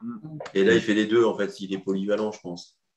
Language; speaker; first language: French; native; French